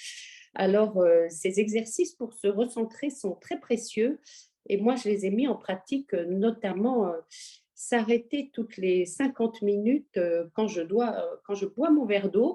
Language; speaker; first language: French; native; French